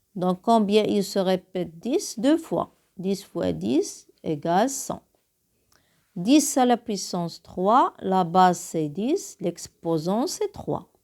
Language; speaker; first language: French; non-native, local second language; Arabic